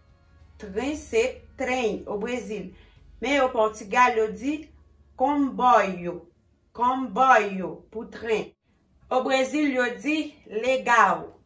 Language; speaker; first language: French; non-native, local second language; Haitian Creole